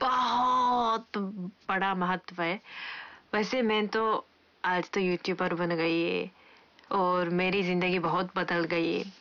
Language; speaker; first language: Hindi; non-native, fluent; Japanese